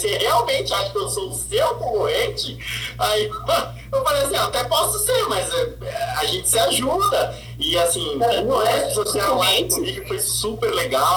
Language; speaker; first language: Portuguese; native; Portuguese